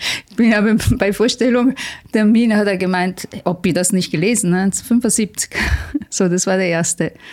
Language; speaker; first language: German; non-native, fluent; Italian